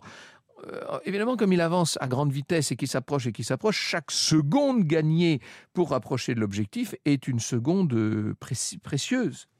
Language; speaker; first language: French; native; French